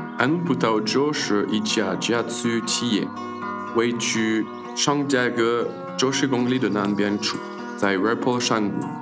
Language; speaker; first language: Chinese; non-native, learner; French